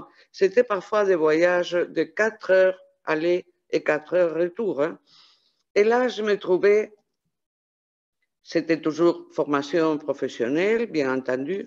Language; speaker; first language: French; non-native, fluent; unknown